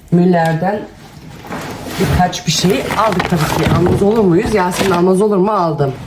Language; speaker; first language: Turkish; early bilingual, heritage; Turkish